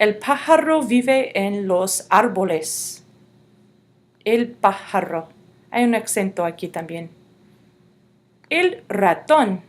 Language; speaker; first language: Spanish; non-native, fluent; English